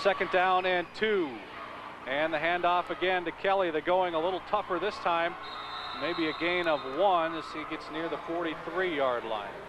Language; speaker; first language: English; native; English